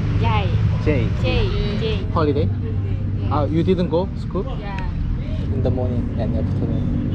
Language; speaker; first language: English; non-native, learner; Korean